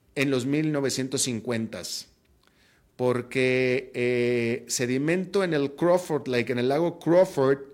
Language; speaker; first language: Spanish; native; Spanish